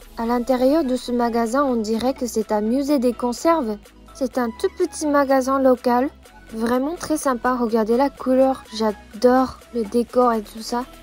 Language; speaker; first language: French; non-native, fluent; Japanese